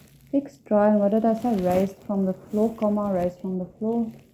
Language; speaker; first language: English; non-native, local second language; Afrikaans